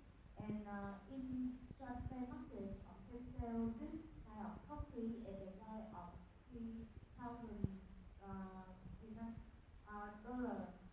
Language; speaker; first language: English; non-native, learner; Vietnamese